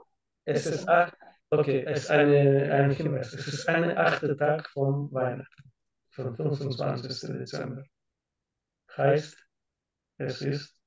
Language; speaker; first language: German; non-native, learner; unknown